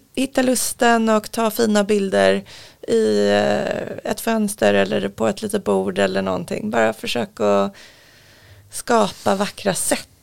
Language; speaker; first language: Swedish; native; Swedish